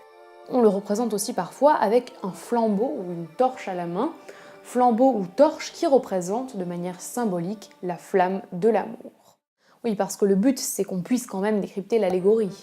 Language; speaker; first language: French; native; French